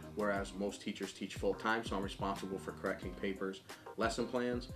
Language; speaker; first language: English; native; English